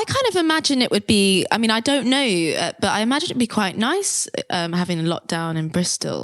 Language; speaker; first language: English; native; English